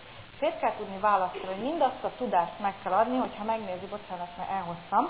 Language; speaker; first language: Hungarian; native; Hungarian